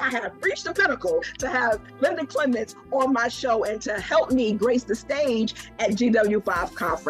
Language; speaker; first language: English; native; English